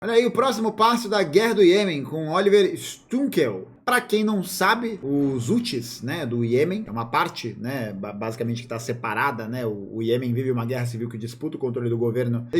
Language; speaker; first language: Portuguese; native; Portuguese